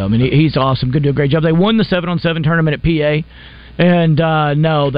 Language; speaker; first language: English; native; English